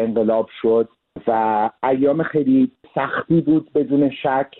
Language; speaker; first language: Persian; early bilingual, heritage; Persian